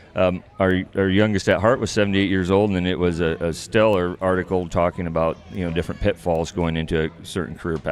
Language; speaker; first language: English; native; English